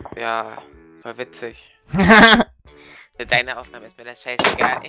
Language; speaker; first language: German; native; German